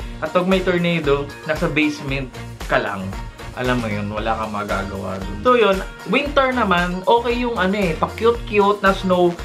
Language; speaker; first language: Filipino; native; Filipino